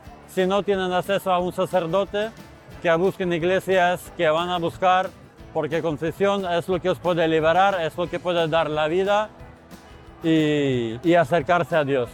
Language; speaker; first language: Spanish; non-native, fluent; Ukrainian